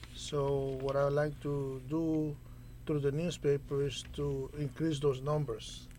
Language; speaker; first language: English; non-native, fluent; Spanish